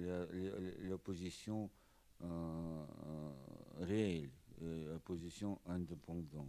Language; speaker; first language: French; non-native, fluent; Russian